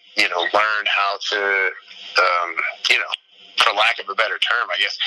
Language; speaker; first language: English; native; English